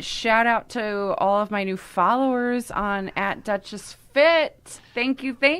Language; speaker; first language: English; native; English